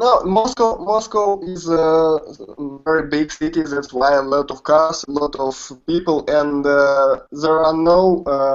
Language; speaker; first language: English; non-native, learner; Russian